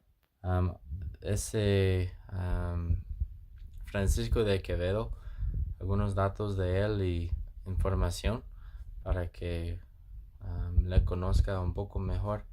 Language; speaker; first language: Spanish; non-native, learner; English